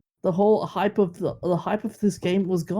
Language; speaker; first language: English; native; English